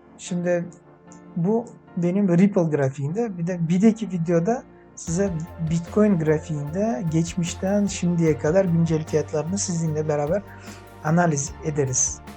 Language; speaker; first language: Turkish; non-native, fluent; Uzbek